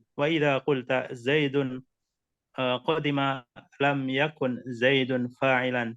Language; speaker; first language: Arabic; non-native, learner; Indonesian